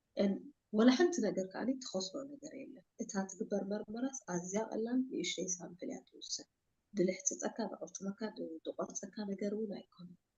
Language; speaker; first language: Tigrinya; native; Tigrinya